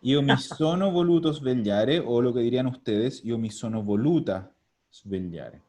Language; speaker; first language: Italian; non-native, fluent; Spanish